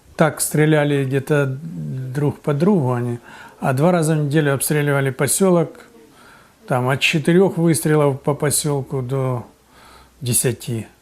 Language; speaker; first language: Russian; native; Russian